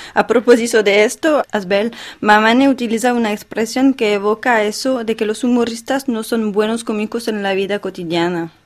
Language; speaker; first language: Spanish; non-native, fluent; French